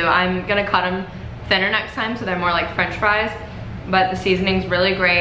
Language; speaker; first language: English; native; English